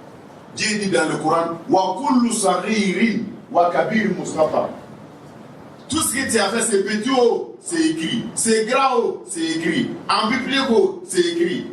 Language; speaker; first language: French; non-native, local second language; Wolof